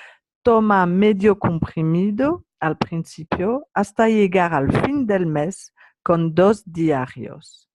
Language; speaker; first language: Spanish; non-native, learner; French